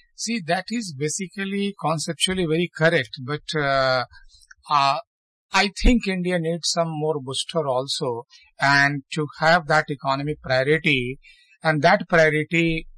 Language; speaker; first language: English; non-native, local second language; Hindi